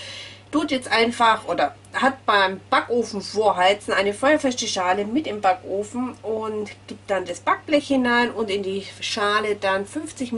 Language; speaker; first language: German; native; German